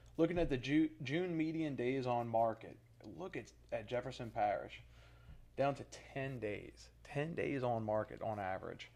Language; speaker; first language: English; native; English